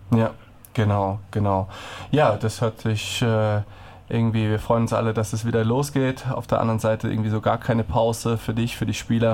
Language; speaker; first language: German; native; German